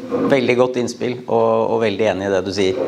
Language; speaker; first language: Norwegian; native; Norwegian